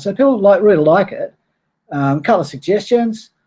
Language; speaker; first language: English; native; English